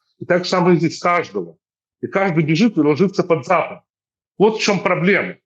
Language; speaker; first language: Russian; native; Russian